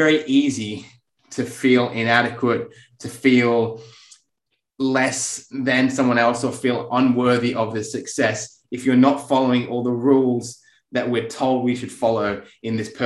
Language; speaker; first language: English; native; English